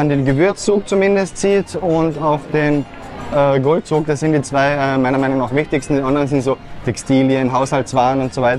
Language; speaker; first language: German; native; German